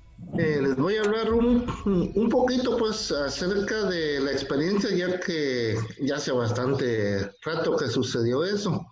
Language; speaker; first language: Spanish; native; Spanish